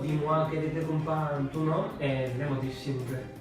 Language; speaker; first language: French; non-native, learner; Spanish